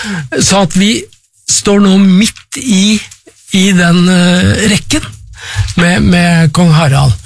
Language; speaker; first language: Norwegian; native; Norwegian